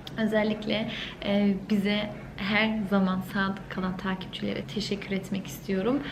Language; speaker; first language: Turkish; early bilingual, heritage; Turkish